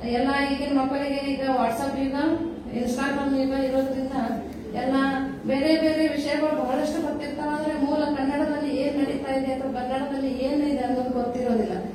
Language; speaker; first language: Kannada; native; Kannada